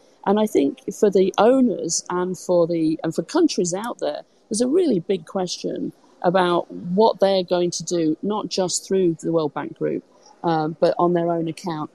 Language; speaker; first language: English; native; English